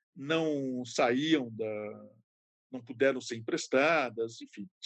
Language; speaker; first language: Portuguese; native; Portuguese